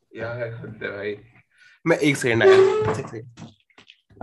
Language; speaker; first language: Hindi; native; Hindi